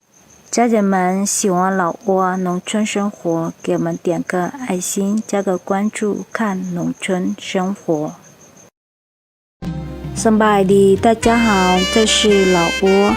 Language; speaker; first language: Chinese; non-native, fluent; Hmong